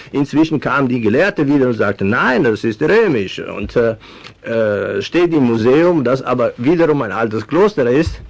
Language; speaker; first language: German; non-native, fluent; Venetian